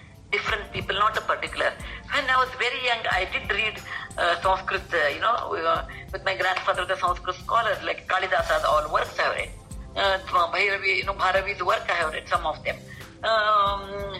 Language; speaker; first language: English; non-native, local second language; Kannada